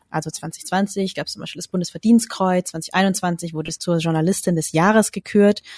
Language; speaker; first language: German; early bilingual, other home language; Vietnamese